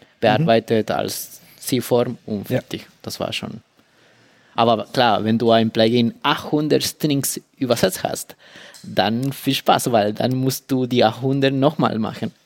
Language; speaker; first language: German; non-native, fluent; Spanish